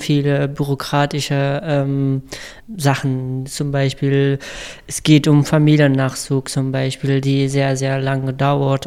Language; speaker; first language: German; non-native, fluent; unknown